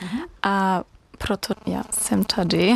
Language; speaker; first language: Czech; non-native, learner; German